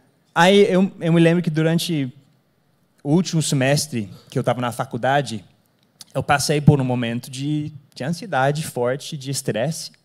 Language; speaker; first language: Portuguese; non-native, fluent; English